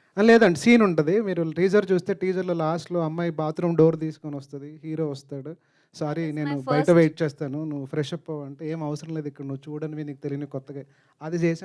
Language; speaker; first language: Telugu; native; Telugu